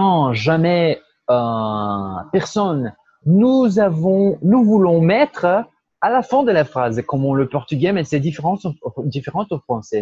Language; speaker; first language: French; non-native, fluent; Portuguese